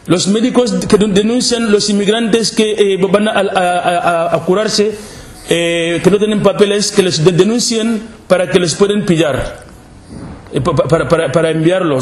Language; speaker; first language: Spanish; non-native, local second language; Wolof